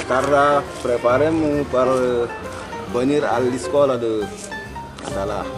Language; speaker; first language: Catalan; non-native, learner; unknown